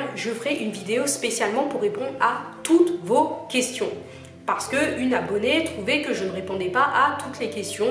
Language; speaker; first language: French; native; French